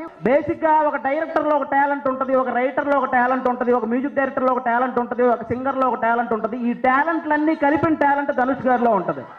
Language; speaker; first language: Telugu; native; Telugu